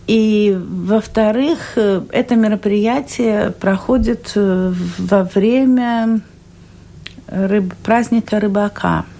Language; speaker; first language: Russian; native; Russian